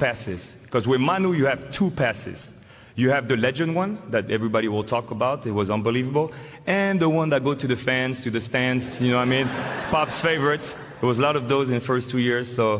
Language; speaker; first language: English; non-native, fluent; French